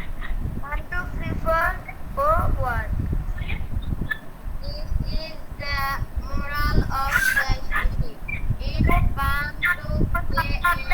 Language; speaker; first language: English; non-native, learner; Bangla